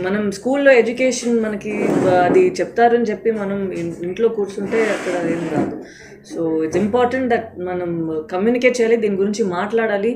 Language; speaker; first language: Telugu; non-native, fluent; Tamil